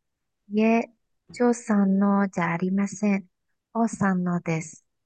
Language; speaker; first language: Japanese; non-native, learner; Chinese